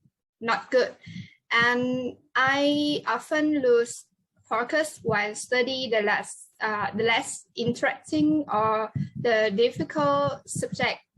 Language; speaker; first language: English; non-native, learner; Vietnamese